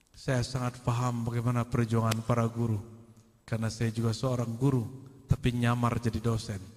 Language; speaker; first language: Indonesian; native; Indonesian